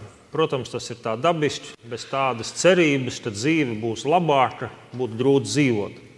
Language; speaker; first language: Latvian; native; Latvian